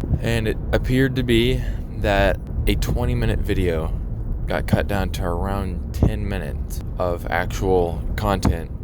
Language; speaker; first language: English; native; English